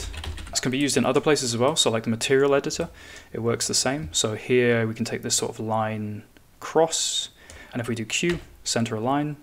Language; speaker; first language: English; native; English